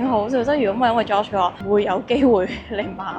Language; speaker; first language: Cantonese; native; Cantonese